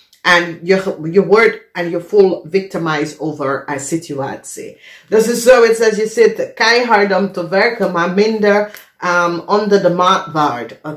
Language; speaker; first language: Dutch; non-native, fluent; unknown